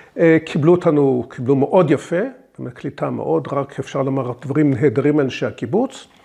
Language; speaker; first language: Hebrew; early bilingual, other home language; English